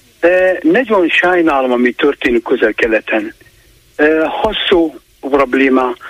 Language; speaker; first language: Hungarian; non-native, fluent; Kurdish